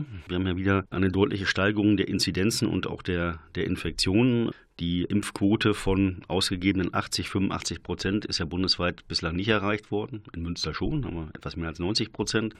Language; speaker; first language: German; native; German